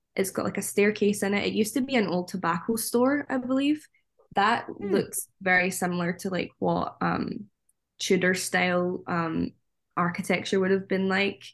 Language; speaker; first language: English; native; English